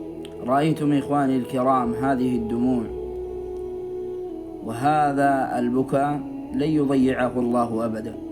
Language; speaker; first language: Arabic; native; Arabic